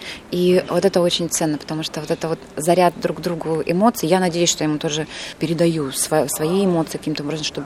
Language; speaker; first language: Russian; native; Russian